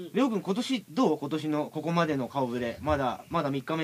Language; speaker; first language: Japanese; native; Japanese